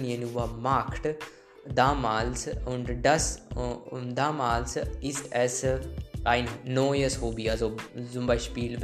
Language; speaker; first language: German; non-native, learner; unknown